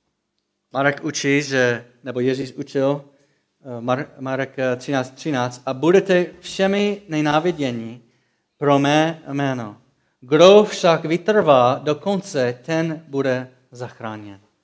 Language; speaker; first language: Czech; non-native, fluent; English